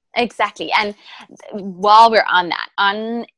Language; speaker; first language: English; non-native, local second language; Afrikaans